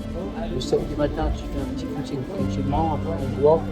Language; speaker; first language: French; native; French